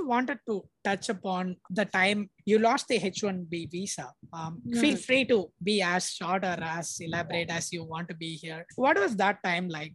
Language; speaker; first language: English; non-native, local second language; Tamil